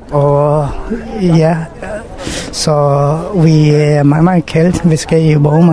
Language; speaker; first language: Danish; non-native, learner; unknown